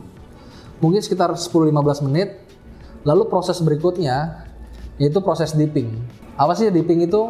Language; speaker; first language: Indonesian; native; Indonesian